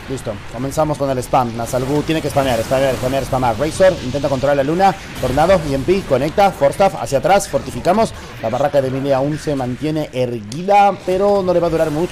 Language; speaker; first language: Spanish; native; Spanish